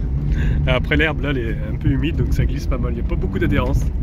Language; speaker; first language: French; native; French